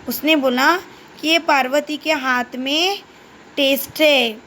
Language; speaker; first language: Hindi; non-native, local second language; Marathi